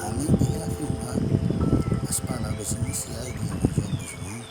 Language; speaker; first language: Portuguese; native; Portuguese